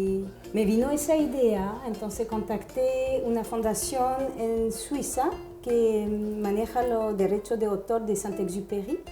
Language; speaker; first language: Spanish; non-native, fluent; French